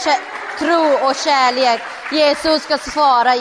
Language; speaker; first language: Swedish; non-native, learner; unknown